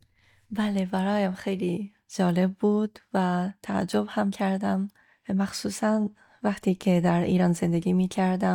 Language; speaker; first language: Persian; non-native, fluent; Japanese